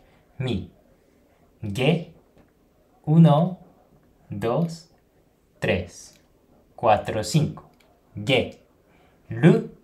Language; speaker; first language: Spanish; non-native, fluent; Japanese